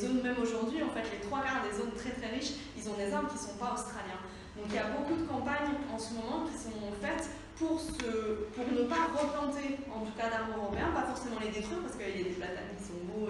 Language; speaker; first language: French; native; French